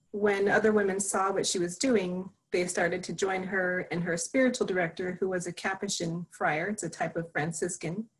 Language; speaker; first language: English; native; English